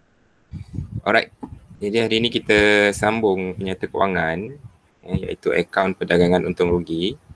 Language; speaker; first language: Malay; native; Malay